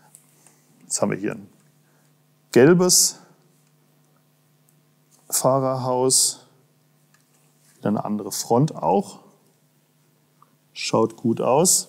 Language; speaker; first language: German; native; German